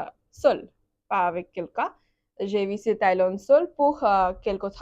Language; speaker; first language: French; non-native, learner; Bangla